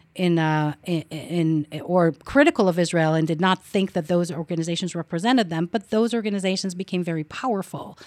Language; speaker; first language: English; non-native, fluent; Hebrew